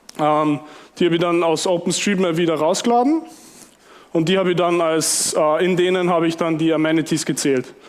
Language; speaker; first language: German; native; German